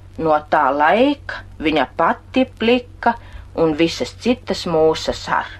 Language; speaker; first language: Latvian; native; Latvian